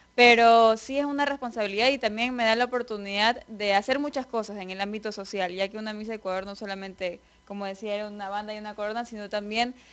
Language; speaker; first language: Spanish; native; Spanish